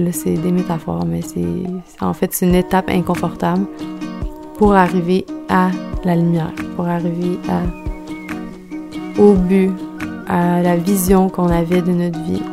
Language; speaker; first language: French; native; French